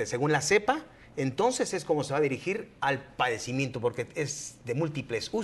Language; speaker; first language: Spanish; native; Spanish